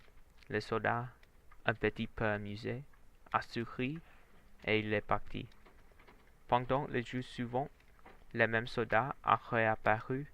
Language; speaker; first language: French; non-native, learner; Vietnamese